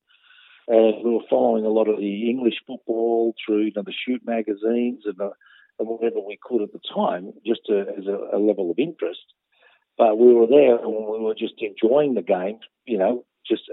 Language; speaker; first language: English; native; English